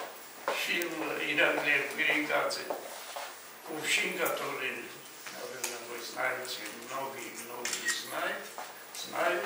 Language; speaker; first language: Russian; non-native, fluent; Georgian